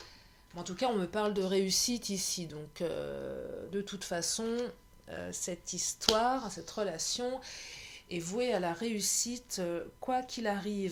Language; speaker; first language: French; native; French